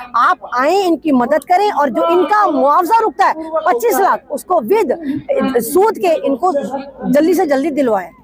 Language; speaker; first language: Hindi; native; Hindi